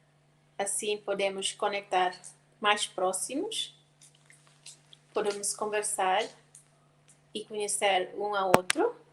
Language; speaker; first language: Portuguese; non-native, local second language; Tetum